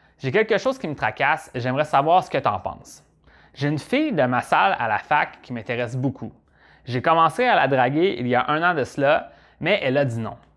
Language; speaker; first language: French; native; French